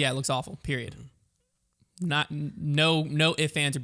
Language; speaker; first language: English; native; English